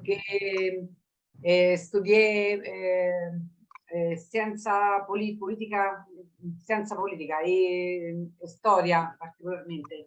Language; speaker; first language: Spanish; non-native, learner; Italian